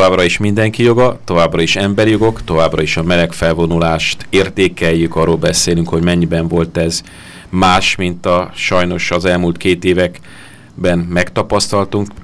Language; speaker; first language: Hungarian; native; Hungarian